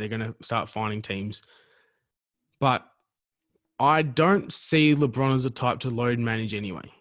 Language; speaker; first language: English; native; English